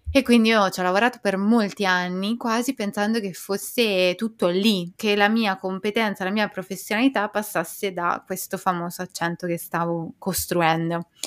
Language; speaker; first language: Italian; native; Italian